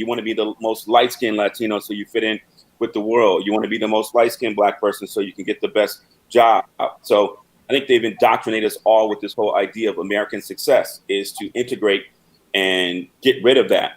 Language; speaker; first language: English; native; English